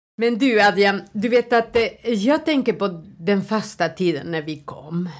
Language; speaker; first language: Swedish; non-native, fluent; Spanish